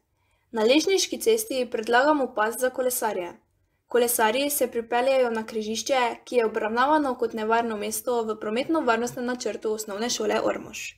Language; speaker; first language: Slovenian; native; Slovenian